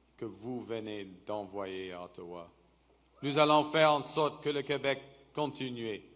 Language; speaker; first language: French; non-native, local second language; English